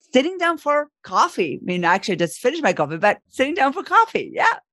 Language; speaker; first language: English; non-native, fluent; Spanish